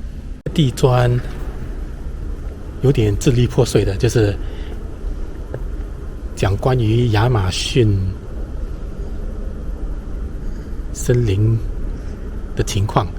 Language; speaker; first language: Chinese; native; Chinese